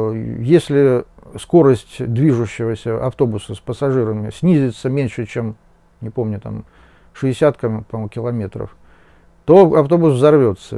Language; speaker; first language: Russian; native; Russian